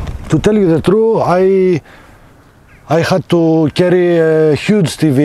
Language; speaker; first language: English; non-native, fluent; Greek